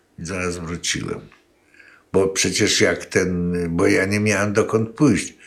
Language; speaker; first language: Polish; native; Polish